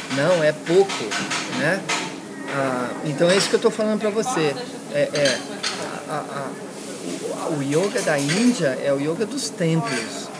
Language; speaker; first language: Portuguese; early bilingual, heritage; Portuguese